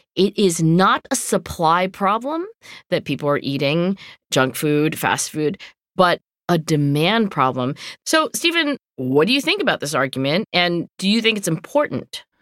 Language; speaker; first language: English; native; English